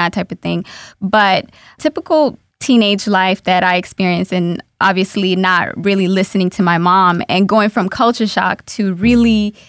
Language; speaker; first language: English; early bilingual, other home language; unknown